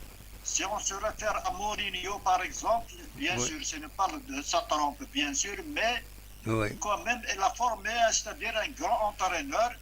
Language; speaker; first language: French; non-native, local second language; Kabyle